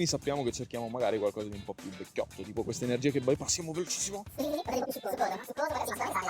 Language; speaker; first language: Italian; native; Italian